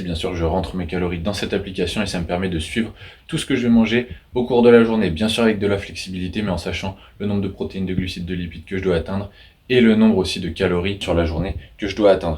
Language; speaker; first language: French; native; French